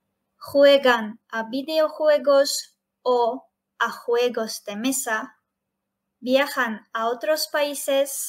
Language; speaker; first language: Spanish; non-native, fluent; Turkish